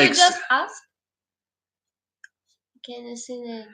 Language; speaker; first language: English; non-native, learner; Ukrainian